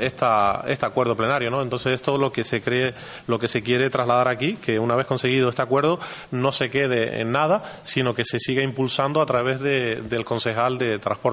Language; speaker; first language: Spanish; native; Spanish